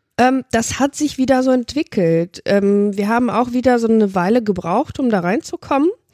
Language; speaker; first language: German; early bilingual, other home language; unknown